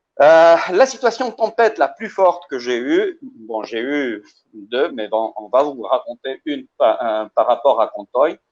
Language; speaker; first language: French; early bilingual, heritage; Spanish